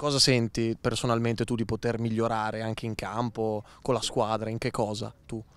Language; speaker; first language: Italian; native; Italian